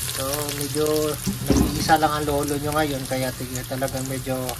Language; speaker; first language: Filipino; non-native, local second language; Hiligaynon